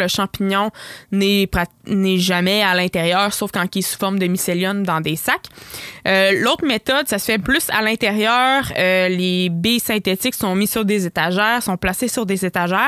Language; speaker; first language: French; native; French